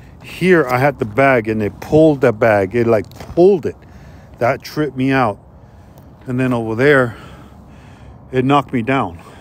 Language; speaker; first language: English; native; English